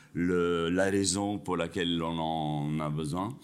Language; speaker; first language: French; non-native, fluent; Albanian